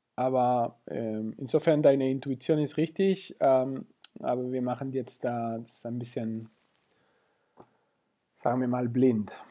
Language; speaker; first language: German; non-native, fluent; Spanish